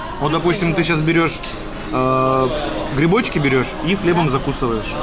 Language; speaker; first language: Russian; native; Russian